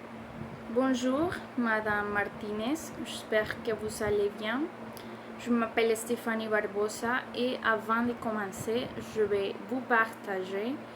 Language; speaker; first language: French; non-native, learner; Spanish